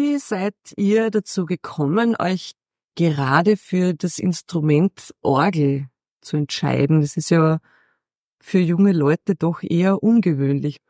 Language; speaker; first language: German; native; German